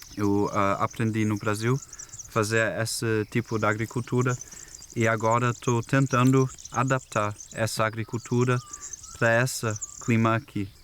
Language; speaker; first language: Portuguese; non-native, fluent; German